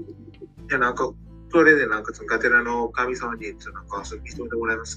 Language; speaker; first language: Japanese; non-native, fluent; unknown